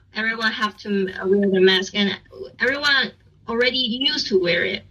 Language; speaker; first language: English; non-native, learner; Chinese